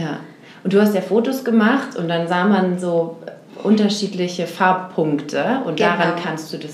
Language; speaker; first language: German; native; German